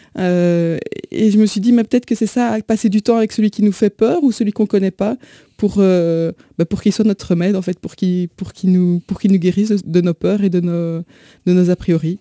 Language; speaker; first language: French; native; French